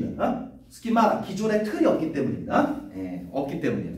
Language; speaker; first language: Korean; native; Korean